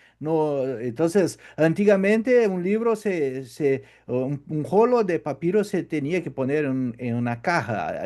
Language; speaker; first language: Spanish; non-native, fluent; Portuguese